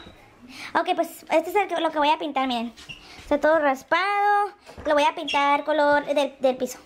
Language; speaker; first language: Spanish; native; Spanish